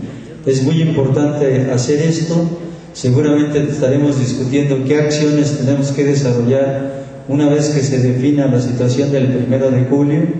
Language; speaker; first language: Spanish; native; Spanish